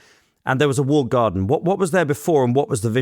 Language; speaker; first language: English; native; English